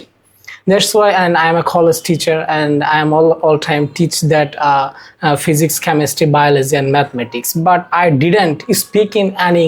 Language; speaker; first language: English; non-native, learner; Bangla